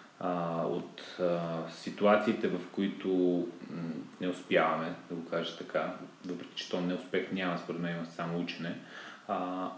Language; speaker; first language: Bulgarian; native; Bulgarian